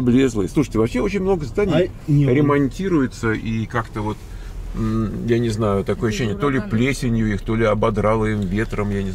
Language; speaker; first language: Russian; native; Russian